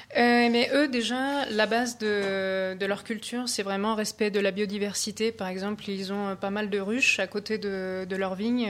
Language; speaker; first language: French; native; French